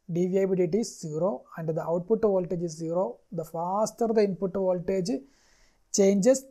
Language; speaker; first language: English; non-native, local second language; Malayalam